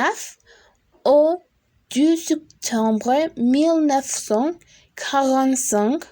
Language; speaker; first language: French; non-native, learner; Spanish